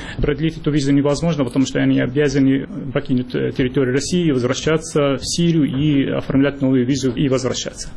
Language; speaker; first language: Russian; non-native, fluent; Arabic